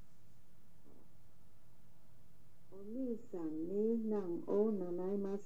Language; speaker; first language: Japanese; non-native, learner; Chinese